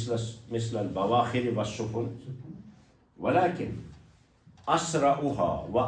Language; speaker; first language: Arabic; non-native, fluent; Urdu